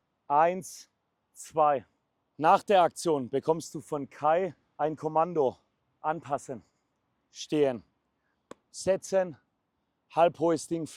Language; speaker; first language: German; native; German